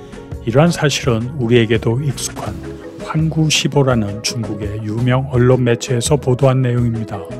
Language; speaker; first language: Korean; native; Korean